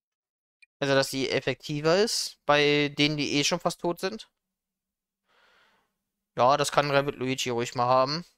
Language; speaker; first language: German; native; German